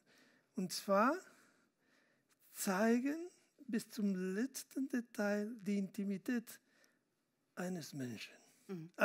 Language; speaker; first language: German; non-native, fluent; Spanish